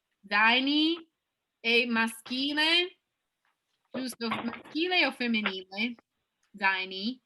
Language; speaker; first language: Italian; non-native, fluent; English